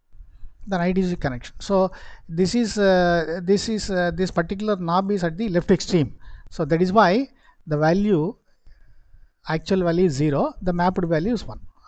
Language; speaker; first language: English; non-native, local second language; Tamil